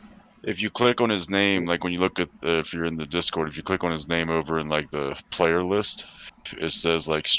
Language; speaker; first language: English; native; English